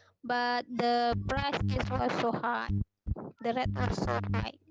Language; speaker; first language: English; non-native, learner; Indonesian